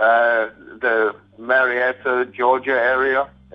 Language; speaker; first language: English; native; English